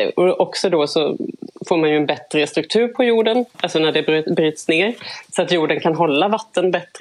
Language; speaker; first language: Swedish; native; Swedish